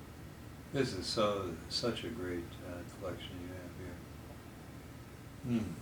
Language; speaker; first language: English; native; English